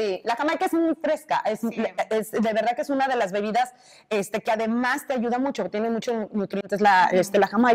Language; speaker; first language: Spanish; native; Spanish